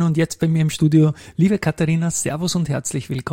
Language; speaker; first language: German; native; German